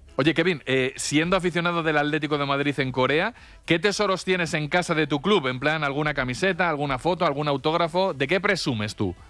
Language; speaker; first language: Spanish; native; Spanish